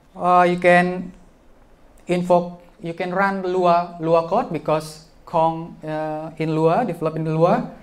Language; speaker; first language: English; non-native, fluent; Indonesian